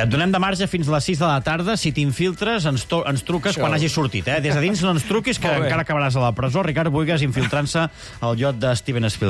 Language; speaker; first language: Catalan; native; Catalan